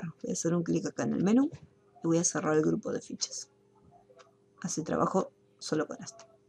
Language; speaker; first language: Spanish; native; Spanish